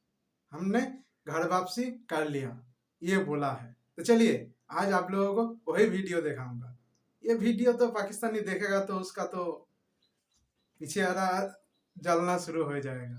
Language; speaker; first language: Hindi; non-native, local second language; Bangla